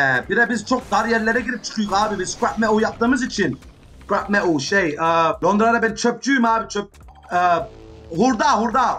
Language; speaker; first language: Turkish; early bilingual, heritage; Turkish